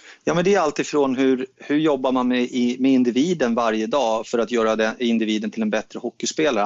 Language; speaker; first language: Swedish; native; Swedish